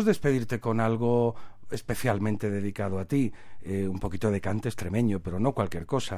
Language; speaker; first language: Spanish; native; Spanish